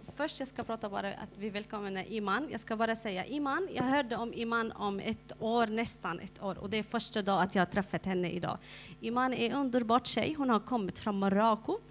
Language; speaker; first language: Swedish; non-native, learner; Arabic